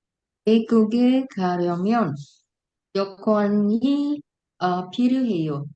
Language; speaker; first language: Korean; non-native, learner; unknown